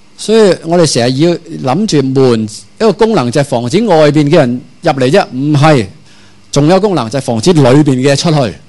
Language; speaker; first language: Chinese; non-native, local second language; Cantonese